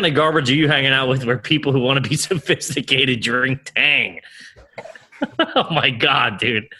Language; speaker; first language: English; native; English